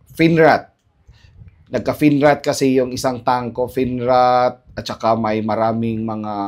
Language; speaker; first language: Filipino; non-native, local second language; Cebuano